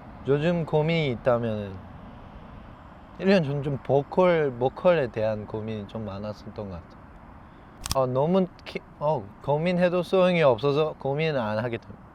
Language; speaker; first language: Korean; non-native, fluent; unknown